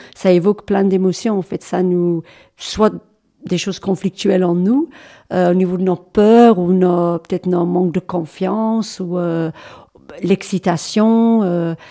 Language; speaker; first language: French; non-native, fluent; English